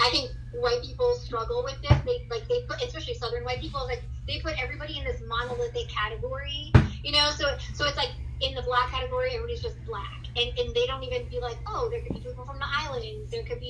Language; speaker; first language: English; early bilingual, other home language; Spanish